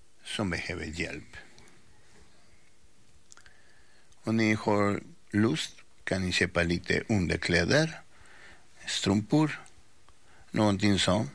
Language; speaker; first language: Swedish; non-native, fluent; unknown